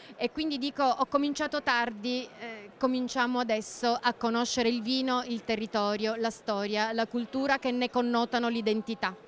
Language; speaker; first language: Italian; native; Italian